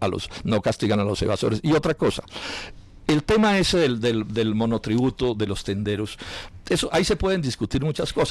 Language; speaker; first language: Spanish; native; Spanish